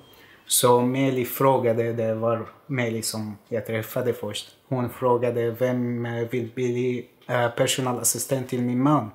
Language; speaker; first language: Swedish; non-native, fluent; Arabic